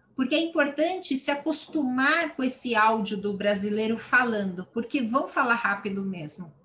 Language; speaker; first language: Portuguese; native; Portuguese